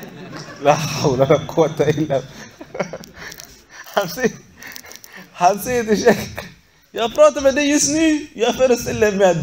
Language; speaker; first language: Swedish; non-native, fluent; Arabic